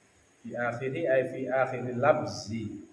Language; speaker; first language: Arabic; non-native, fluent; Indonesian